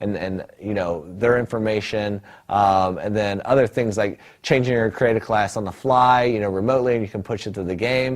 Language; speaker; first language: English; native; English